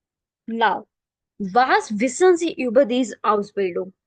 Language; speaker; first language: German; non-native, learner; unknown